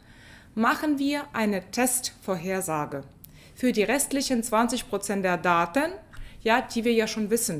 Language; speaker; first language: German; non-native, fluent; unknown